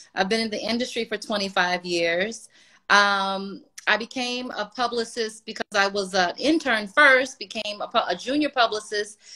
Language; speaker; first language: English; native; English